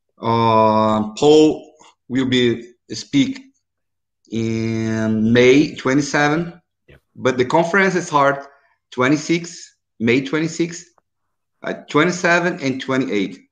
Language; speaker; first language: English; non-native, learner; Portuguese